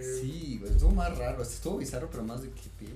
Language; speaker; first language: Spanish; native; Spanish